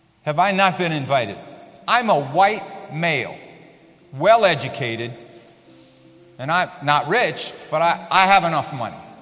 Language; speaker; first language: English; native; English